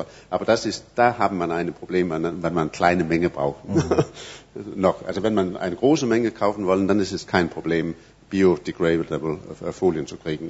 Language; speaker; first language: German; non-native, fluent; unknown